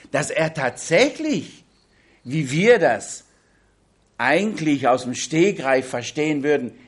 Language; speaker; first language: German; non-native, fluent; English